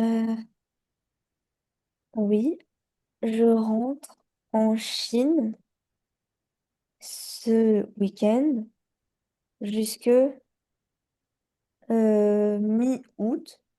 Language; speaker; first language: French; non-native, learner; Chinese